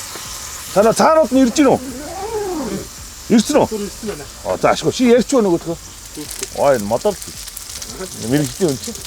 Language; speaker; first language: Mongolian; native; Mongolian